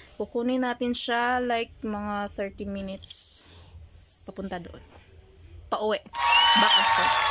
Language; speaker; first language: Filipino; non-native, local second language; Bikol